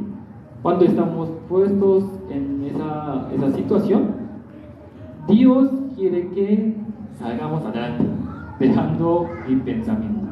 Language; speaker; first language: Spanish; non-native, learner; Korean